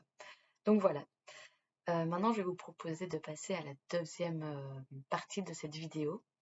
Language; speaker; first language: French; native; French